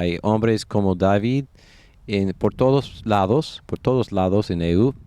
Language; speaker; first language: Spanish; non-native, learner; English